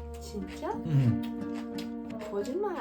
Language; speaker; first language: Korean; non-native, fluent; Japanese